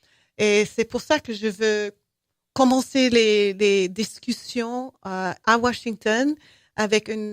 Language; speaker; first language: French; non-native, fluent; English